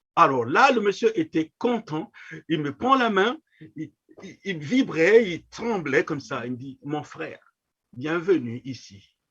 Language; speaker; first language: French; non-native, local second language; Kongo